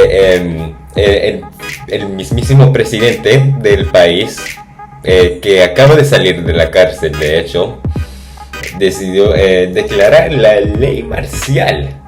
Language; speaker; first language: Spanish; non-native, fluent; English